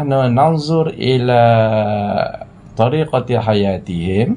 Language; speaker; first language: Arabic; non-native, fluent; Malay